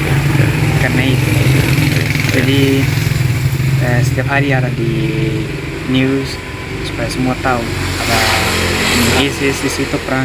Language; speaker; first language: Indonesian; non-native, learner; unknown